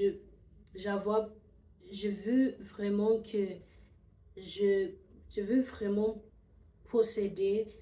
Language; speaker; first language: French; non-native, learner; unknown